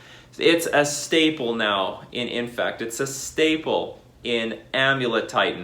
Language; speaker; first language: English; native; English